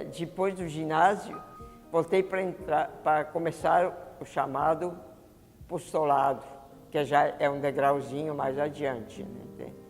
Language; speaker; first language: Portuguese; early bilingual, other home language; Italian